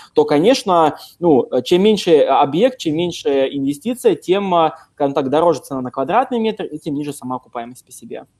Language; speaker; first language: Russian; native; Russian